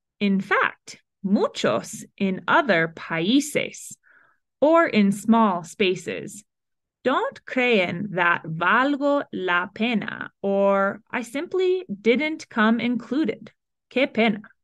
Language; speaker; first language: English; native; English